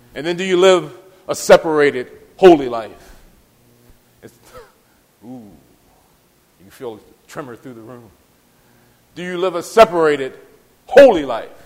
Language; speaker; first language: English; native; English